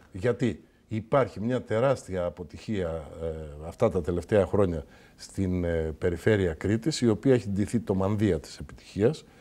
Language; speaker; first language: Greek; native; Greek